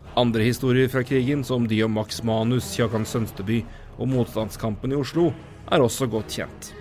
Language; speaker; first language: Norwegian; native; Norwegian